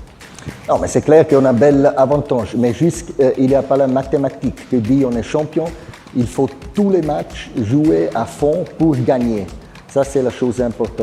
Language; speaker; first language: French; non-native, fluent; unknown